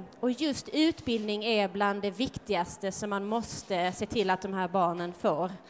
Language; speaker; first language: Swedish; native; Swedish